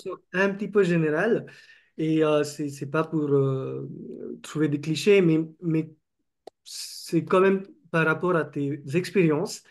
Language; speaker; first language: French; non-native, fluent; Marathi